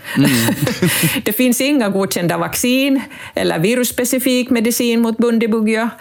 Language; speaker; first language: Swedish; non-native, local second language; Finnish